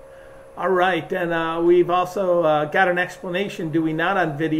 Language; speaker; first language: English; native; English